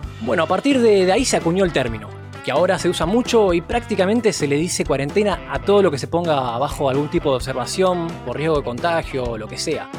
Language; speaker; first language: Spanish; native; Spanish